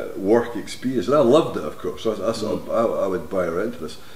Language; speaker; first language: English; native; English